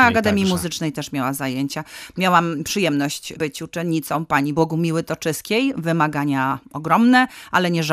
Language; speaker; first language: Polish; native; Polish